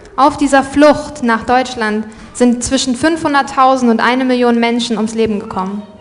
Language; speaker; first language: German; native; German